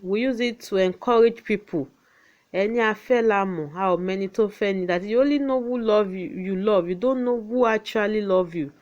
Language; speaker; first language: English; non-native, local second language; Yoruba